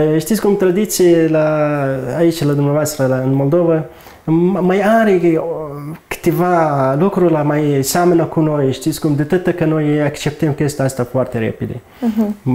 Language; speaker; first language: Romanian; non-native, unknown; Arabic